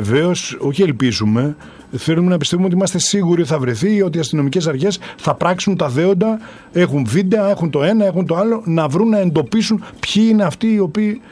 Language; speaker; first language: Greek; native; Greek